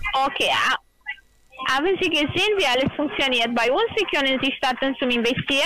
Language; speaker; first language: German; non-native, learner; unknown